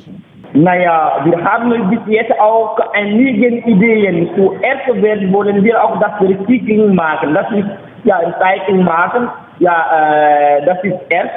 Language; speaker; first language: German; non-native, learner; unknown